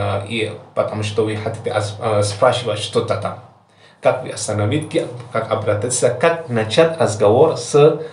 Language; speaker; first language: Russian; non-native, learner; Javanese